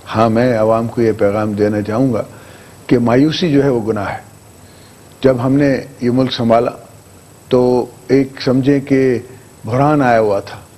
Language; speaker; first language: Urdu; non-native, local second language; English